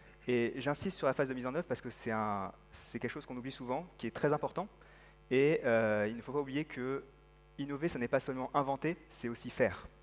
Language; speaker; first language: French; native; French